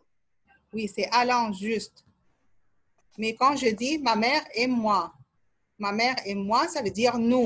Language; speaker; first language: French; non-native, fluent; Arabic